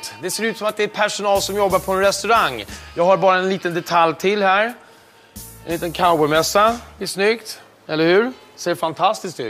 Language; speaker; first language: Swedish; native; Swedish